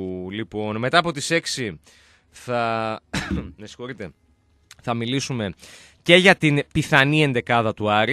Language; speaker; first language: Greek; native; Greek